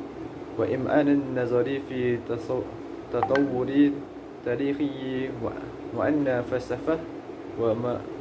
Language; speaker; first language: Arabic; non-native, learner; Malay